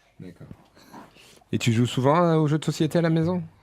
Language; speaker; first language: French; native; French